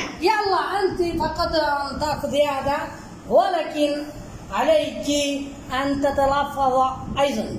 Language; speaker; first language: Arabic; non-native, fluent; Bangla